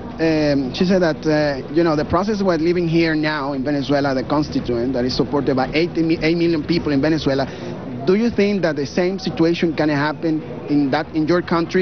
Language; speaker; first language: English; non-native, fluent; Spanish